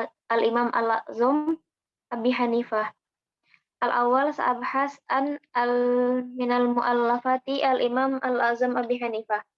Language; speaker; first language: Arabic; non-native, learner; Indonesian